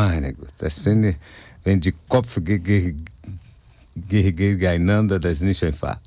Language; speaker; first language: German; non-native, fluent; Portuguese